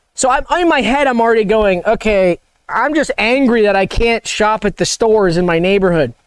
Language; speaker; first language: English; native; English